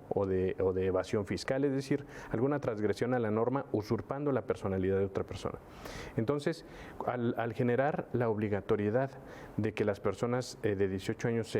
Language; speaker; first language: Spanish; native; Spanish